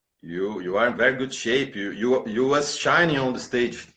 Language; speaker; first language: English; non-native, learner; Portuguese